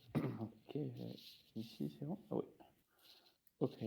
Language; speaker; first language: French; non-native, fluent; Spanish